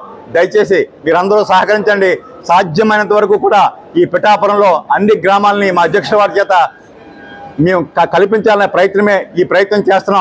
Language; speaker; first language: Telugu; native; Telugu